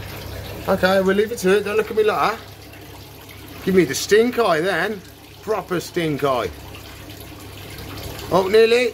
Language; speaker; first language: English; native; English